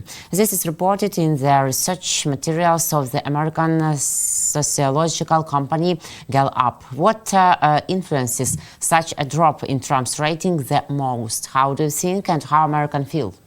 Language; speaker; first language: English; non-native, fluent; Russian